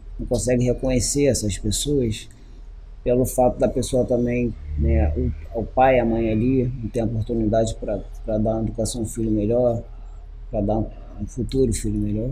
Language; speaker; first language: Portuguese; native; Portuguese